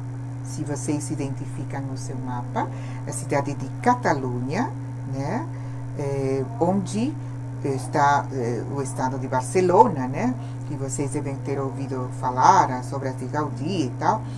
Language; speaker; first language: Portuguese; non-native, fluent; Spanish